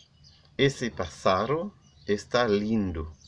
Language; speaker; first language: Portuguese; non-native, learner; Haitian Creole